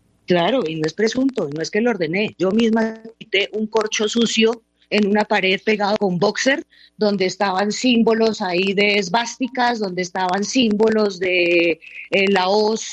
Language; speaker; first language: Spanish; native; Spanish